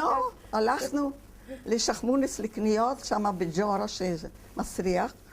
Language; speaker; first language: Hebrew; non-native, fluent; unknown